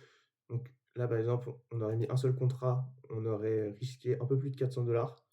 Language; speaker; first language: French; native; French